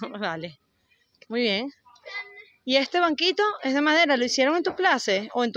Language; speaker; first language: Spanish; native; Spanish